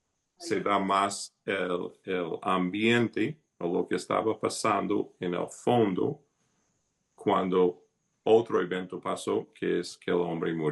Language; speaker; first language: Spanish; non-native, fluent; English